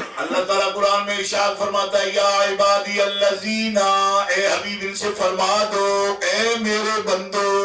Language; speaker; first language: Urdu; non-native, local second language; Punjabi